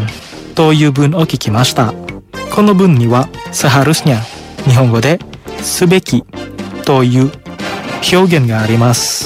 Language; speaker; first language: Japanese; non-native, fluent; Indonesian